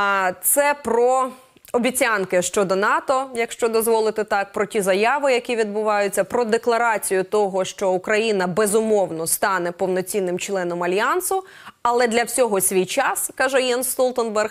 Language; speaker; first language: Ukrainian; native; Ukrainian